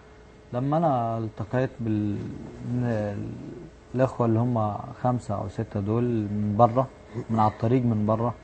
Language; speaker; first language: Arabic; native; Arabic